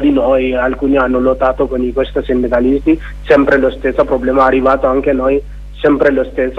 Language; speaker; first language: Italian; non-native, learner; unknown